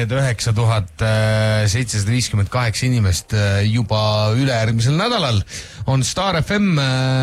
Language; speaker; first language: Estonian; native; Estonian